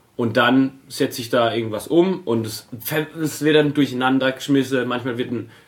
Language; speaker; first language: German; native; German